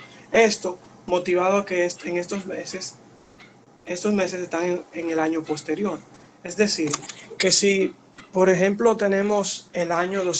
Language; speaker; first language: Spanish; native; Spanish